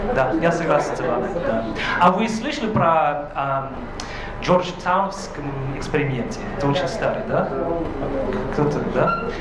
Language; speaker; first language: Russian; non-native, fluent; English